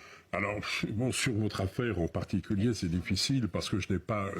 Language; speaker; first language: French; native; French